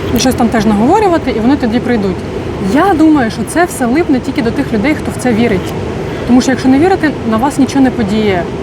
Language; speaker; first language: Ukrainian; non-native, local second language; Russian